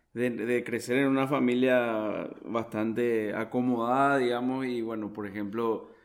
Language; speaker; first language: Spanish; native; Spanish